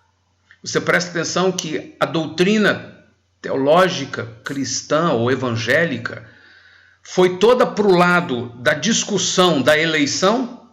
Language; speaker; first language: Portuguese; native; Portuguese